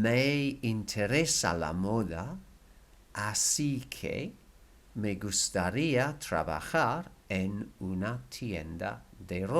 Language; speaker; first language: Spanish; non-native, fluent; English